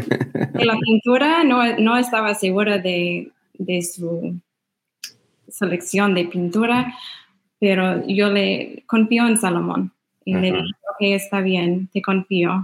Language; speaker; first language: Spanish; non-native, fluent; English